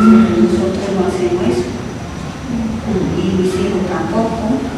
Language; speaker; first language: Spanish; non-native, local second language; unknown